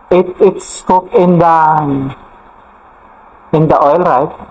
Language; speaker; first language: English; non-native, fluent; Filipino